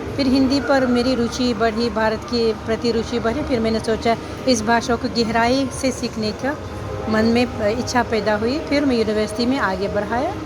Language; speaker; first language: Hindi; non-native, fluent; Uzbek